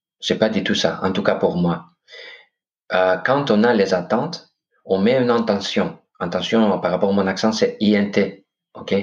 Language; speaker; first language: French; non-native, fluent; Greek